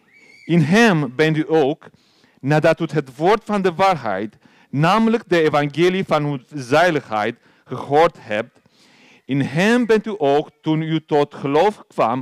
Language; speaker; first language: Dutch; non-native, learner; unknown